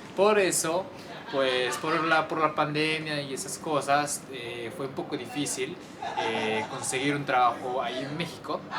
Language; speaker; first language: Spanish; non-native, fluent; Japanese